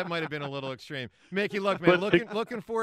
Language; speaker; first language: English; native; English